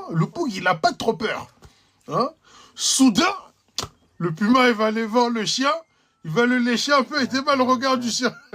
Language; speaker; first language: French; native; French